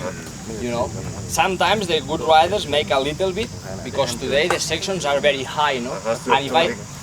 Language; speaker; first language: English; non-native, fluent; Spanish